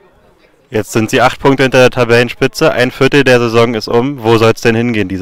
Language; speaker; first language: German; native; German